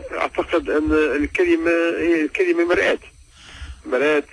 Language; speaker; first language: Arabic; native; Arabic